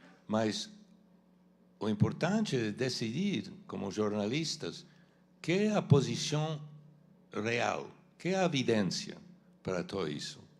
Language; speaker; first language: Portuguese; non-native, fluent; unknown